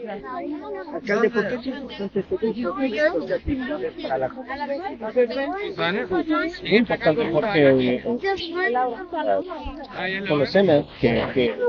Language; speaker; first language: Spanish; non-native, fluent; English